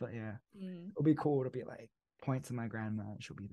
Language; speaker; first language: English; native; English